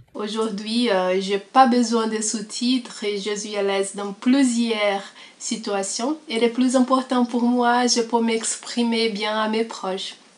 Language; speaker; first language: French; non-native, fluent; Portuguese